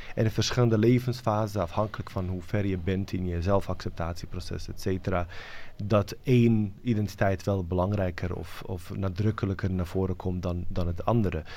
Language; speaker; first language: Dutch; non-native, fluent; Bosnian